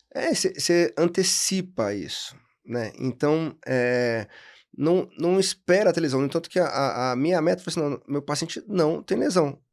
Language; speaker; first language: Portuguese; native; Portuguese